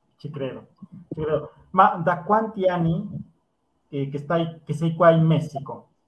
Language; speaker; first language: Italian; non-native, fluent; Spanish